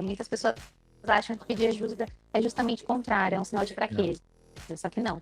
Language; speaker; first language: Portuguese; native; Portuguese